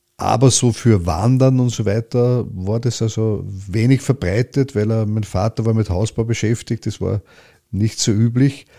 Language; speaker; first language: German; native; German